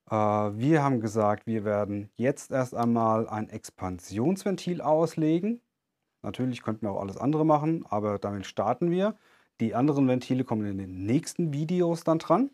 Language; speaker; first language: German; native; German